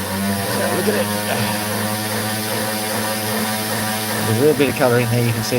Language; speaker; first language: English; native; English